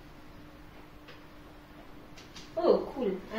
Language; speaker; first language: French; native; French